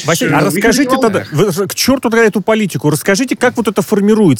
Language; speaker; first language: Russian; native; Russian